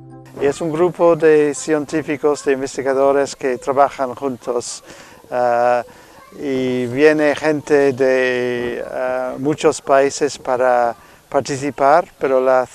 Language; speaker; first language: Spanish; non-native, fluent; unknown